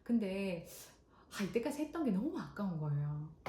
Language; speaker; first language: Korean; native; Korean